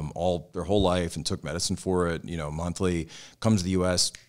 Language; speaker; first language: English; native; English